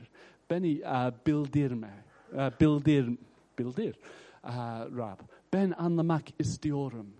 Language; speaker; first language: Turkish; non-native, fluent; English